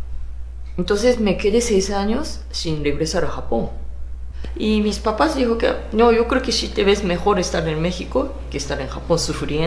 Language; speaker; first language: Spanish; non-native, fluent; Japanese